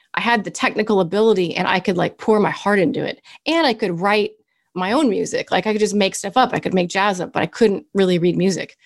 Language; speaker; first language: English; native; English